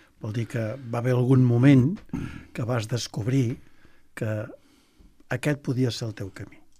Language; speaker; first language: Catalan; native; Catalan